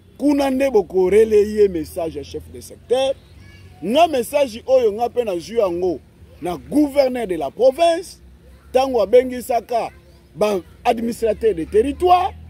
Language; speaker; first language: Lingala; non-native, local second language; Kongo